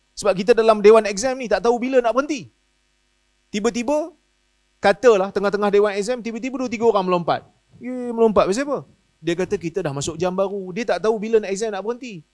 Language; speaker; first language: Malay; native; Malay